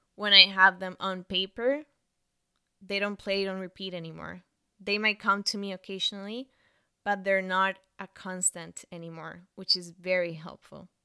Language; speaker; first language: English; non-native, fluent; Spanish